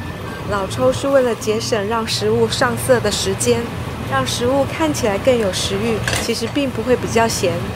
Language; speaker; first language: Chinese; non-native, fluent; Japanese